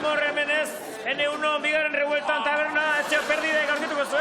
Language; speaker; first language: Basque; native; Basque